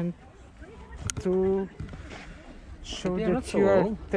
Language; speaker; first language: English; non-native, fluent; Serbian